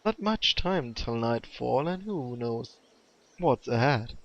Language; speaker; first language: English; non-native, fluent; German